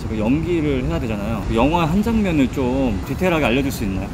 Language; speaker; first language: Korean; native; Korean